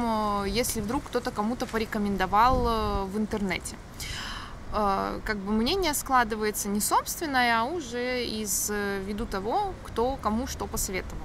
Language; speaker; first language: Russian; native; Russian